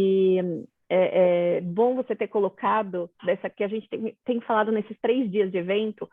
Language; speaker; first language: Portuguese; native; Portuguese